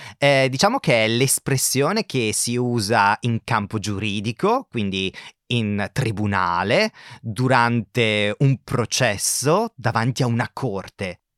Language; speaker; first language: Italian; native; Italian